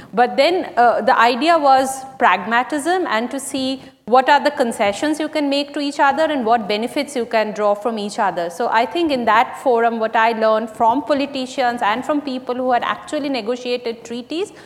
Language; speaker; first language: English; non-native, local second language; Bangla